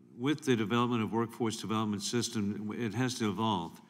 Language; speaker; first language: English; native; English